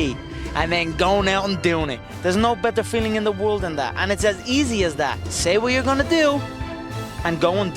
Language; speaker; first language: English; native; English